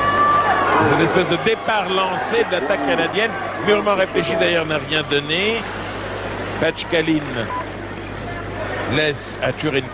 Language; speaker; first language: French; native; French